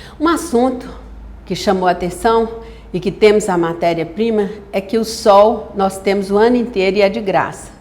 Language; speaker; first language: Portuguese; native; Portuguese